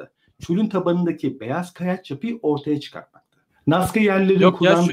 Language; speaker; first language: Turkish; native; Turkish